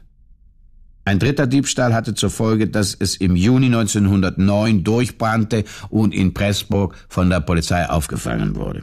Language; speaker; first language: German; native; German